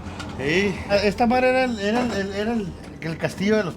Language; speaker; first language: Spanish; native; Spanish